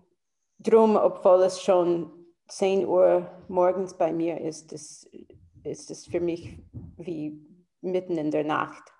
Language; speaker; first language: German; non-native, fluent; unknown